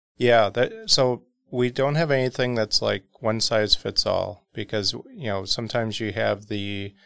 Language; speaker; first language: English; native; English